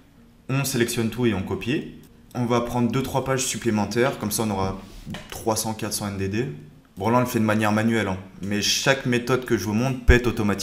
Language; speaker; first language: French; native; French